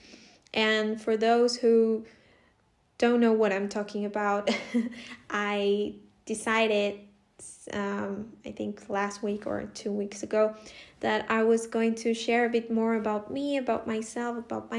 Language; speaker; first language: English; non-native, fluent; Spanish